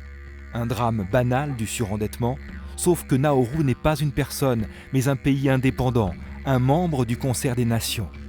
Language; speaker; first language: French; native; French